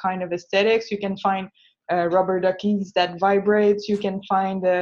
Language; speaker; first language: English; non-native, fluent; French